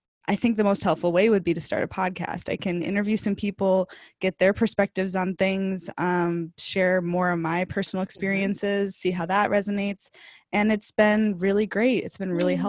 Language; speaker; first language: English; native; English